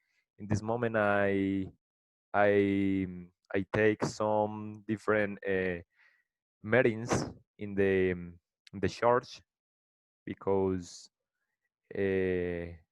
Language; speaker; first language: English; non-native, learner; Spanish